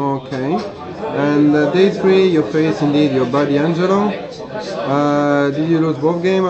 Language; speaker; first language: English; non-native, fluent; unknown